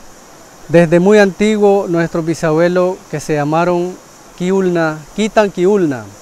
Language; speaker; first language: Spanish; non-native, local second language; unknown